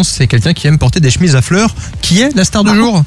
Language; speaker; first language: French; native; French